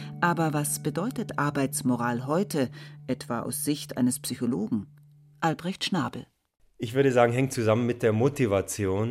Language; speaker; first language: German; native; German